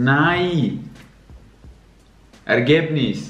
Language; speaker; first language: German; non-native, local second language; Albanian